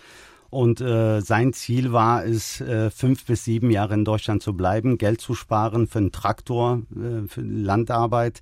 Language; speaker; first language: German; early bilingual, other home language; Turkish